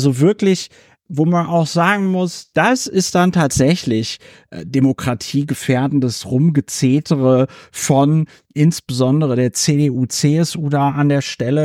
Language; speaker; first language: German; native; German